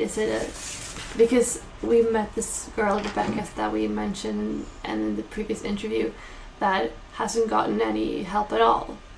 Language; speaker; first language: English; non-native, fluent; Swedish